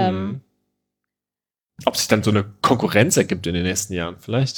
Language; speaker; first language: German; native; German